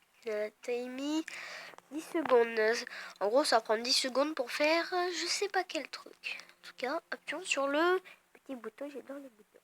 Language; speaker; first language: French; native; French